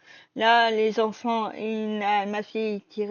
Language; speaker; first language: French; native; French